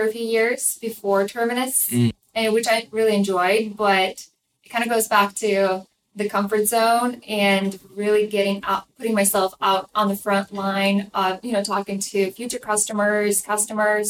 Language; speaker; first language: English; non-native, fluent; Ukrainian